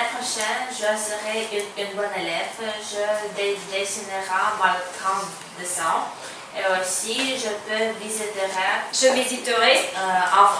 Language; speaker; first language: French; non-native, learner; Ukrainian